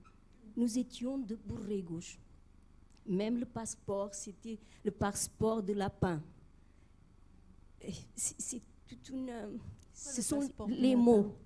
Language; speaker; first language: French; non-native, fluent; Portuguese